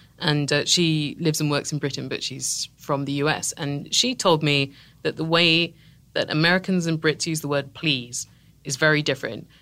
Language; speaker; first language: English; native; English